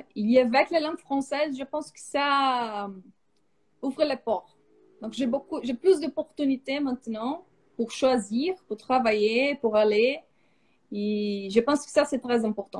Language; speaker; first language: French; non-native, fluent; Portuguese